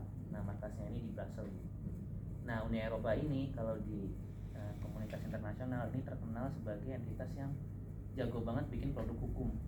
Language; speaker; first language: Indonesian; native; Indonesian